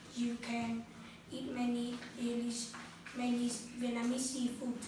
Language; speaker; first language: English; non-native, learner; Vietnamese